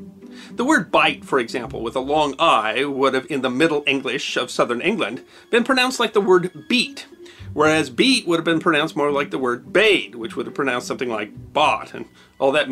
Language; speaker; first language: English; native; English